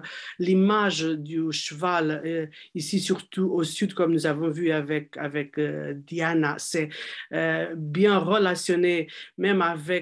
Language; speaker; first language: French; non-native, fluent; Portuguese